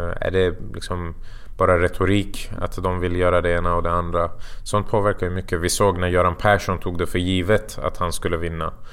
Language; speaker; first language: Swedish; early bilingual, other home language; Persian